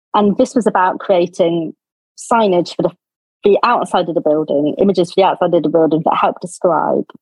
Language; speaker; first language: English; native; English